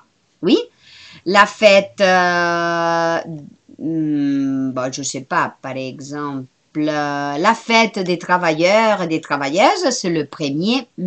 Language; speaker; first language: French; non-native, fluent; Spanish